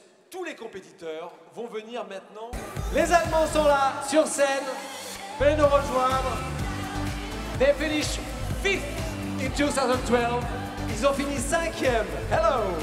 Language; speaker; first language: French; native; French